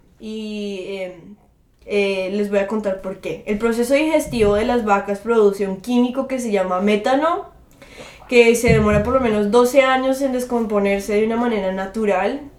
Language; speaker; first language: Spanish; early bilingual, heritage; Spanish